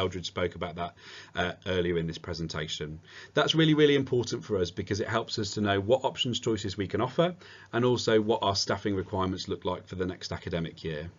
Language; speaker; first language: English; native; English